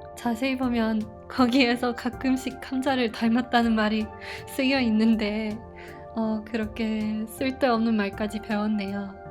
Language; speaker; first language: Korean; non-native, fluent; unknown